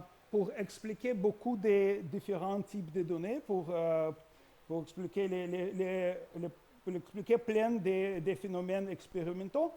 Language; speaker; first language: French; non-native, learner; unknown